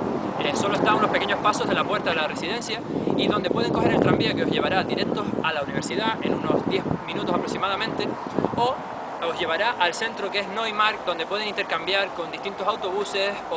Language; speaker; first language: Spanish; native; Spanish